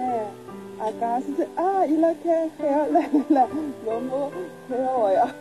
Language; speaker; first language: Korean; non-native, learner; Chinese